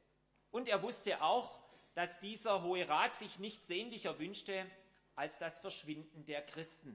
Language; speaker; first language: German; native; German